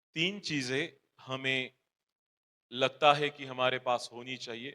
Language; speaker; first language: Hindi; non-native, local second language; Marathi